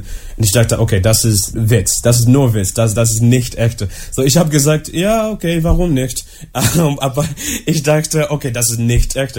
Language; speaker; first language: German; non-native, learner; English